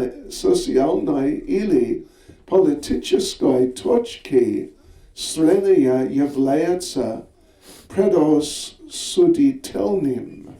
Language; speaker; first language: Russian; non-native, learner; English